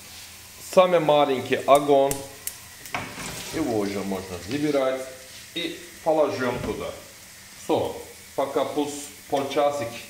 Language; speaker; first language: Russian; non-native, learner; Turkish